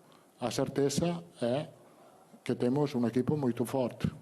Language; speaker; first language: Portuguese; non-native, learner; Italian